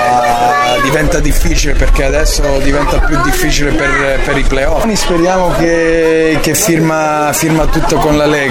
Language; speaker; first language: Italian; early bilingual, heritage; Italian